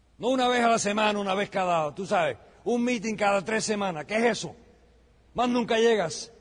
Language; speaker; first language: Spanish; early bilingual, heritage; Spanish